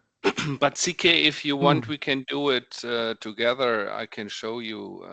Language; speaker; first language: English; non-native, fluent; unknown